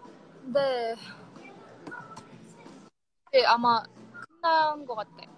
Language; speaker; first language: Korean; non-native, fluent; Russian